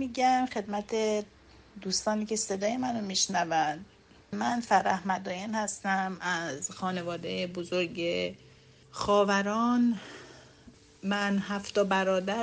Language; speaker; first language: Persian; native; Persian